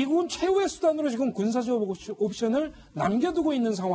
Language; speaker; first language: Korean; native; Korean